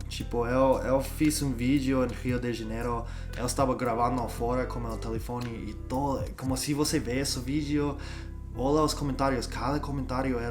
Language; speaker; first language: Portuguese; non-native, learner; English